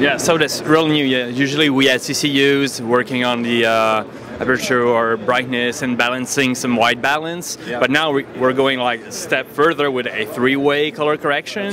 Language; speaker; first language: English; non-native, fluent; French